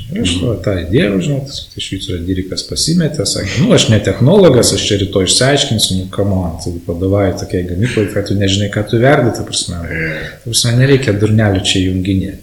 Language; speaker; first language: Lithuanian; native; Lithuanian